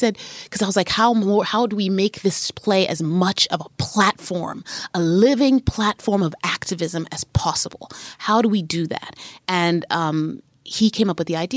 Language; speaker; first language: English; native; English